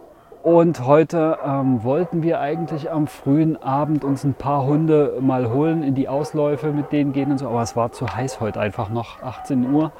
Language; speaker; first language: German; native; German